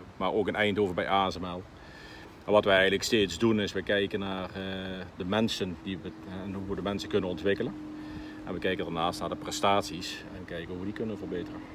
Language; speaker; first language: Dutch; native; Dutch